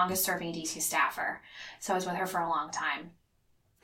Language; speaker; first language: English; native; English